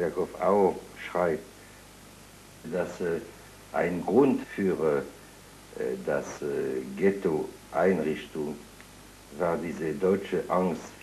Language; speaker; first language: German; non-native, learner; French